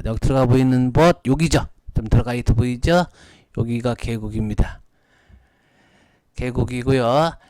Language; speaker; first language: Korean; native; Korean